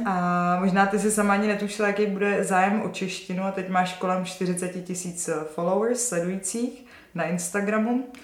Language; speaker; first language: Czech; native; Czech